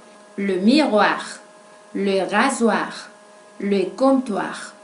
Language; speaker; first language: French; non-native, fluent; Spanish